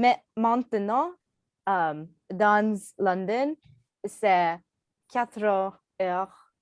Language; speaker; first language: French; non-native, learner; English